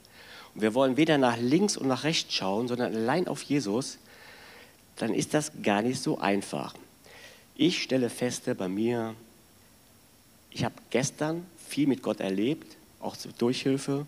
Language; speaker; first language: German; native; German